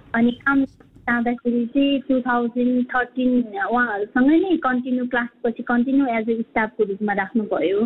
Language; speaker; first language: Nepali; non-native, local second language; Sherpa